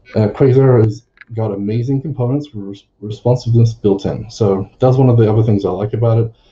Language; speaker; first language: English; native; English